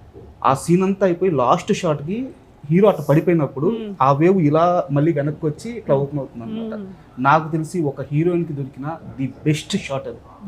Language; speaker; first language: Telugu; native; Telugu